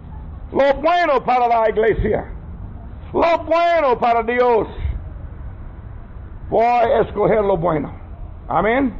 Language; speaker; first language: Spanish; non-native, learner; English